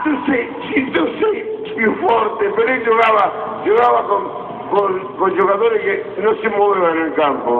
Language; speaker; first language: Italian; non-native, fluent; Spanish